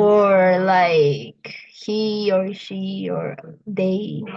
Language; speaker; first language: English; non-native, learner; Spanish